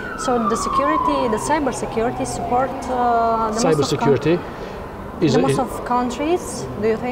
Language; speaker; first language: English; non-native, learner; Romanian